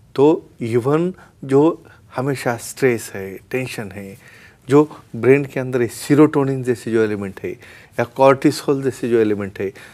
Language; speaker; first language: Hindi; non-native, local second language; Marathi